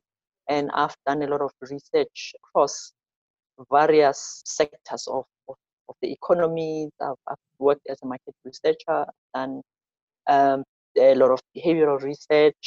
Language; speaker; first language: English; non-native, local second language; Zulu